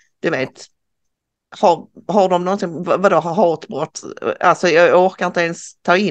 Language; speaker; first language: Swedish; native; Swedish